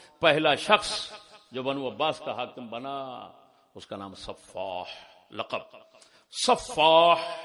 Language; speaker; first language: Urdu; non-native, local second language; Punjabi